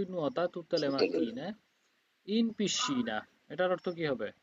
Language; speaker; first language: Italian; non-native, fluent; Bangla